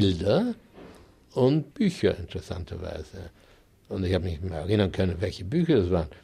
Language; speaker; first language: German; native; German